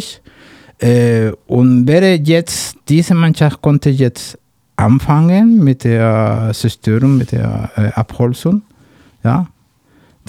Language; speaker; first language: German; non-native, learner; Spanish